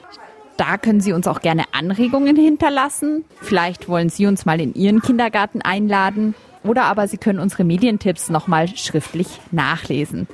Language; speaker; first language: German; native; German